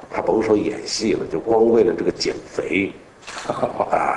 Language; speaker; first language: Chinese; native; Chinese